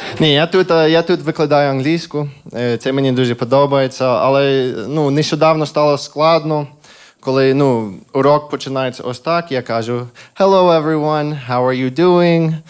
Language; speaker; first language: Ukrainian; non-native, fluent; English